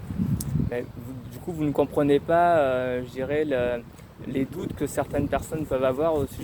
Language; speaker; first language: French; native; French